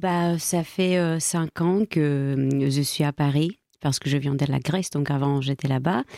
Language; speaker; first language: French; non-native, fluent; Greek